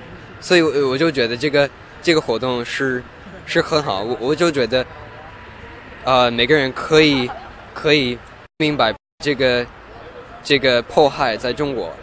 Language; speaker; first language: Chinese; early bilingual, heritage; Chinese